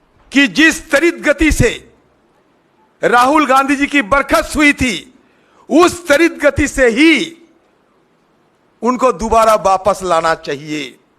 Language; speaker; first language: Hindi; non-native, local second language; Bangla